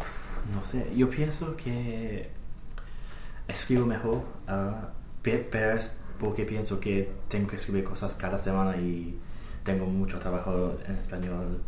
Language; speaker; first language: Spanish; non-native, fluent; English